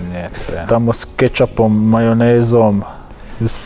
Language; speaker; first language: Russian; non-native, learner; Croatian